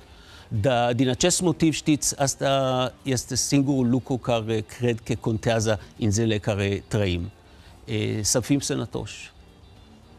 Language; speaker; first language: Romanian; non-native, fluent; Hebrew